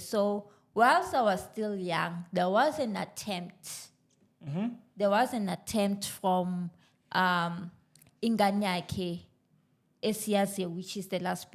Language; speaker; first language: English; non-native, local second language; Zulu